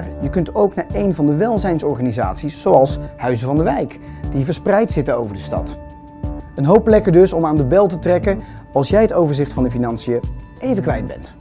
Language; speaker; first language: Dutch; native; Dutch